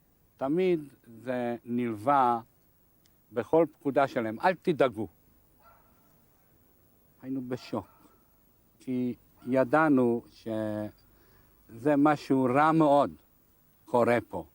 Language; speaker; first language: Hebrew; non-native, fluent; Hungarian